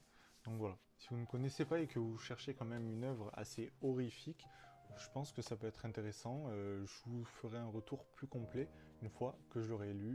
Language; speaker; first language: French; native; French